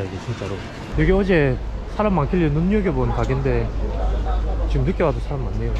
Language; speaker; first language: Korean; native; Korean